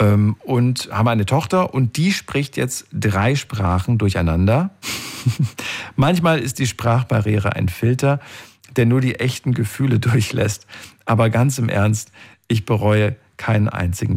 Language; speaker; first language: German; native; German